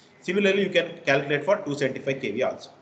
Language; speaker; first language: English; non-native, local second language; Kannada